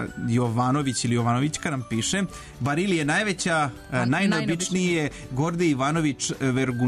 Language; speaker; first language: Serbian; native; Serbian